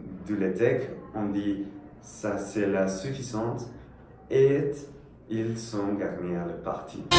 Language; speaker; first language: French; non-native, learner; Spanish